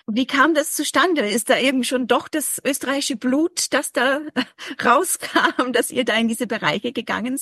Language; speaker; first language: German; native; German